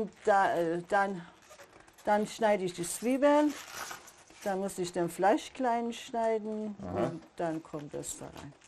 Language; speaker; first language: German; non-native, learner; Persian